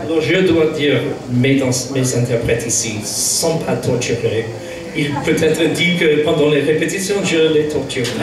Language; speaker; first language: French; non-native, fluent; English